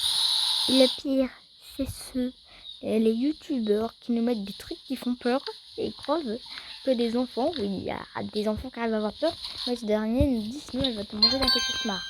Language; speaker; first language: French; native; French